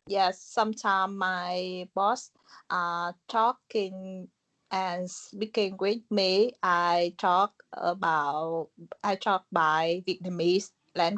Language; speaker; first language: English; non-native, learner; Vietnamese